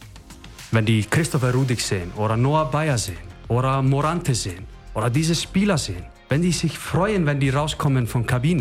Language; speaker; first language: German; non-native, learner; Icelandic